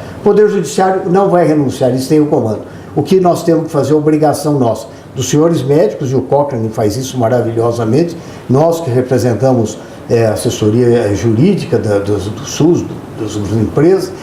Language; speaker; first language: Portuguese; native; Portuguese